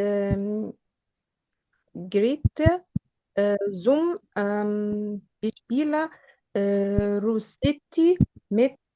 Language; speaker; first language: German; non-native, learner; Arabic